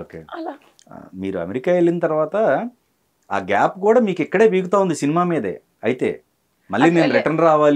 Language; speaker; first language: Telugu; native; Telugu